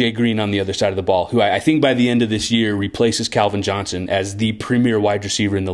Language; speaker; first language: English; native; English